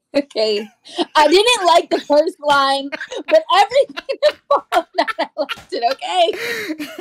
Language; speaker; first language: English; native; English